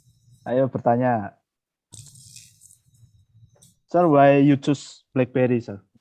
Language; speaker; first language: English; non-native, learner; Indonesian